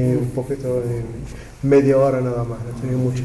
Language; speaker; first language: Spanish; non-native, learner; Arabic